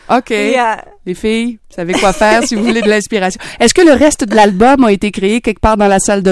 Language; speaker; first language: French; native; French